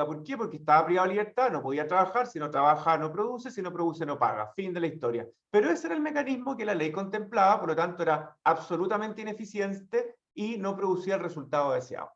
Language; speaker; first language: Spanish; native; Spanish